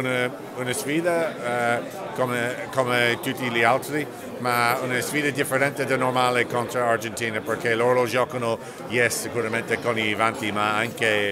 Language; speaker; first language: Italian; non-native, learner; English